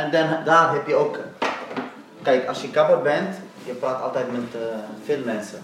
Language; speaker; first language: Dutch; non-native, learner; Arabic